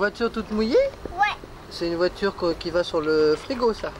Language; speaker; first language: French; native; French